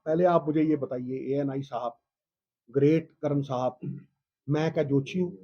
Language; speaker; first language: Hindi; non-native, local second language; Punjabi